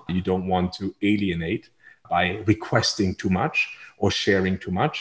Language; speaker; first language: English; non-native, fluent; German